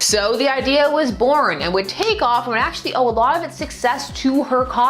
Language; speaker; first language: English; native; English